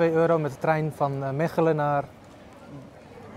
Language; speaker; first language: Dutch; native; Dutch